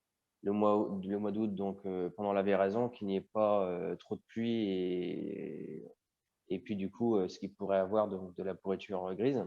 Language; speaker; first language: French; native; French